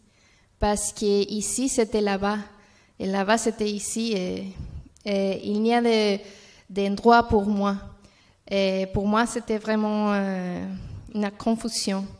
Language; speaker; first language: French; non-native, learner; Spanish